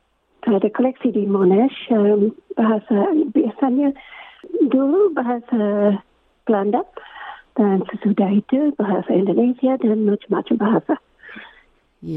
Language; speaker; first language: Indonesian; non-native, fluent; English